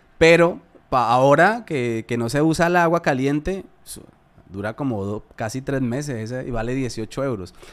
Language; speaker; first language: Spanish; native; Spanish